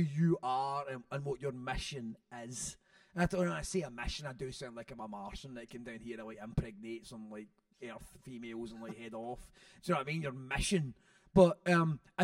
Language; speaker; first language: English; native; English